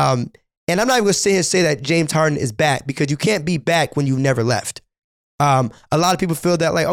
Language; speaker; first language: English; native; English